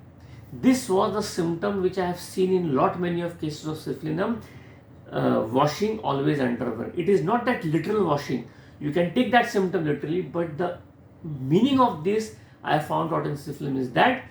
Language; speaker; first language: English; non-native, local second language; Hindi